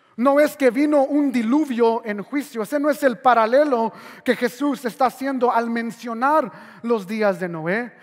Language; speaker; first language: Spanish; early bilingual, heritage; Spanish